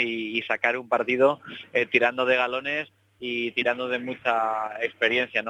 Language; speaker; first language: Spanish; native; Spanish